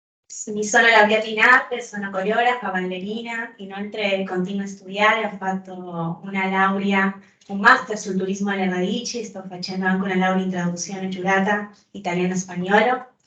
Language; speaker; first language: Italian; non-native, fluent; Spanish